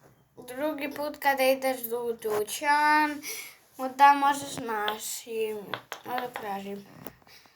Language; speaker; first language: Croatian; early bilingual, heritage; Croatian